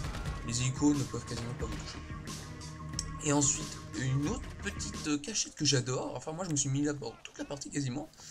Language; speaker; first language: French; native; French